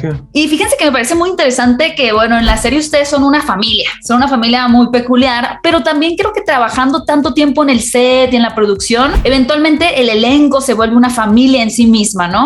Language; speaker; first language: Spanish; native; Spanish